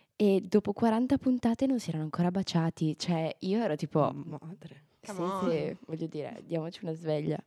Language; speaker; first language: Italian; native; Italian